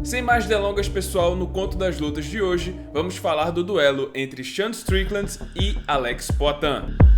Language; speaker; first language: Portuguese; native; Portuguese